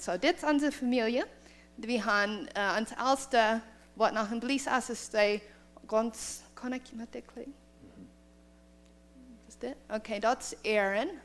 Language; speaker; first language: German; non-native, learner; Plautdietsch